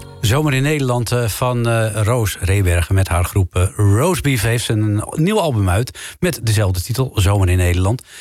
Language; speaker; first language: Dutch; native; Dutch